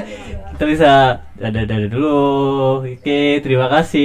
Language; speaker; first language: Indonesian; native; Indonesian